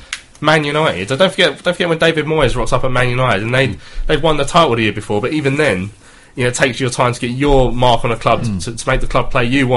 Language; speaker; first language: English; native; English